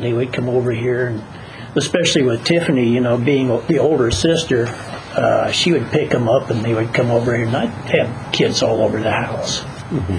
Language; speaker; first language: English; native; English